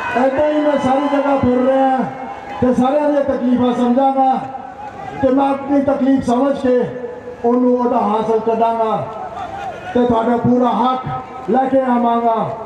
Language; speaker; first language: Punjabi; non-native, local second language; Hindi